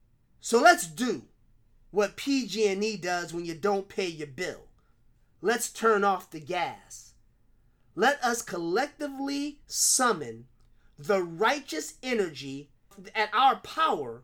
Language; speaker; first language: English; native; English